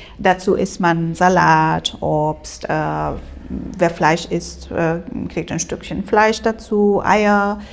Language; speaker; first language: German; non-native, fluent; Spanish